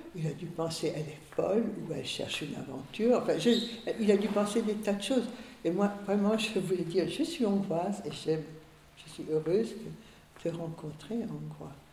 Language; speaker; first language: French; early bilingual, other home language; Hungarian